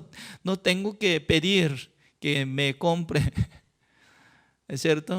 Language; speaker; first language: Spanish; non-native, fluent; Korean